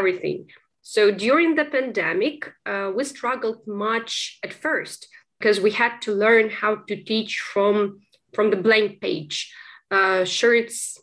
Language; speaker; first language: English; non-native, fluent; Ukrainian